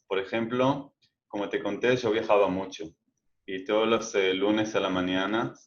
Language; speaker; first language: Spanish; non-native, fluent; Hebrew